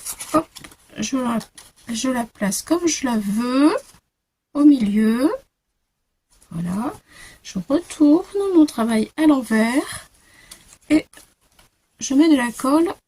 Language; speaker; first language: French; native; French